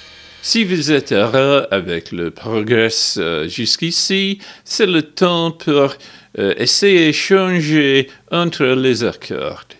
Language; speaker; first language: French; non-native, learner; English